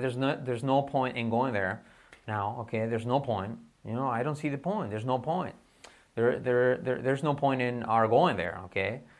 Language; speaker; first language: English; non-native, fluent; Spanish